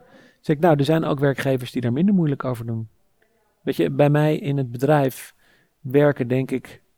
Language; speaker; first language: Dutch; native; Dutch